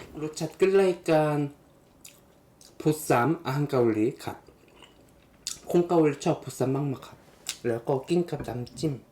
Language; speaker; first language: Thai; non-native, learner; Korean